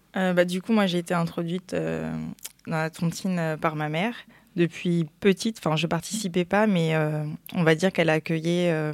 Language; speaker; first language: French; early bilingual, other home language; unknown